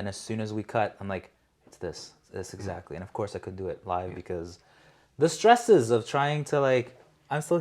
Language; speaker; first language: English; native; English